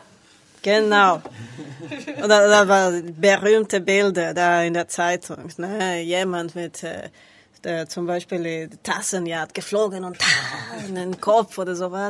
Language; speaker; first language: German; non-native, learner; Spanish